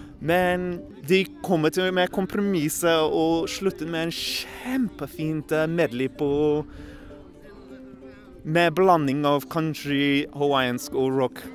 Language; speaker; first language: Norwegian; non-native, learner; English